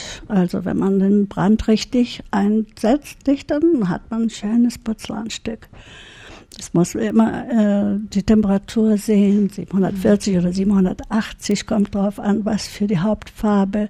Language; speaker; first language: German; early bilingual, heritage; German